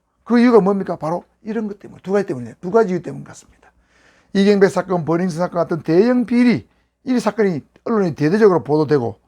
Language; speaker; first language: Korean; native; Korean